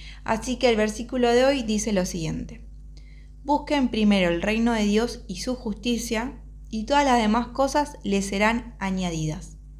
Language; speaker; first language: Spanish; native; Spanish